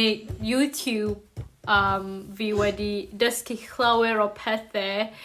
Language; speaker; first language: Welsh; non-native, learner; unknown